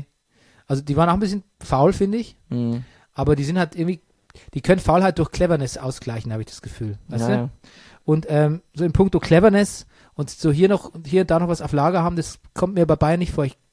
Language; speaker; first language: German; native; German